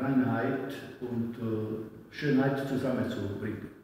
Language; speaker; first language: German; non-native, fluent; Italian